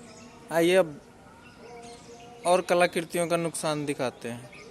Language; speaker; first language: Hindi; native; Hindi